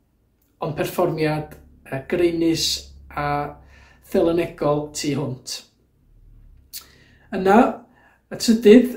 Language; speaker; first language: Welsh; native; Welsh